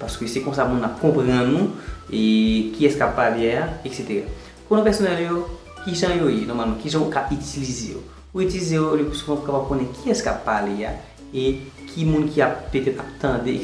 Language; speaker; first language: French; non-native, learner; Haitian Creole